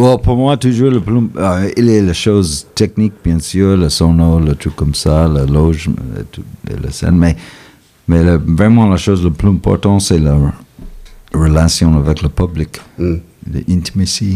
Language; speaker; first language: French; non-native, fluent; English